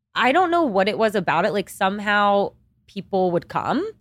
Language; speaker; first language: English; native; English